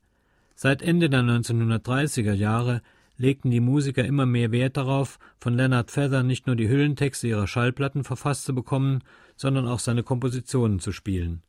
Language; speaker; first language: German; native; German